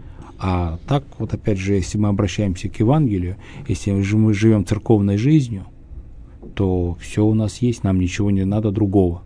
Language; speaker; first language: Russian; native; Russian